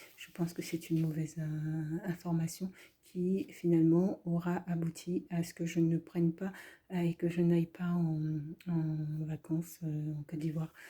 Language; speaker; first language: French; early bilingual, other home language; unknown